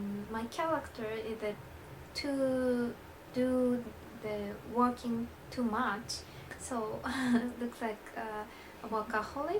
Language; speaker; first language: English; non-native, learner; Japanese